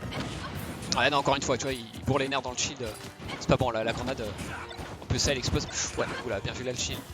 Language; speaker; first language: French; native; French